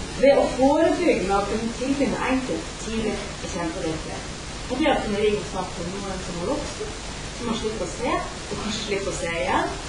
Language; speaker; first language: Norwegian; native; Norwegian